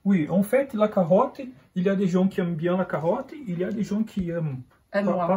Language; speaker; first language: French; non-native, learner; Portuguese